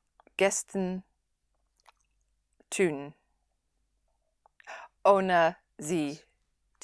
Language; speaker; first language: German; non-native, learner; English